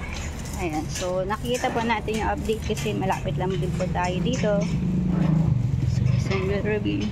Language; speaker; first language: Filipino; native; Filipino